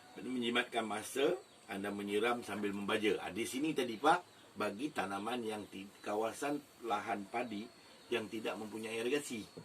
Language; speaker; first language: Malay; native; Malay